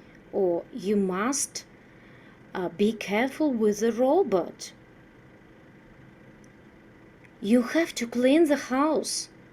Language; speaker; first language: English; non-native, fluent; Russian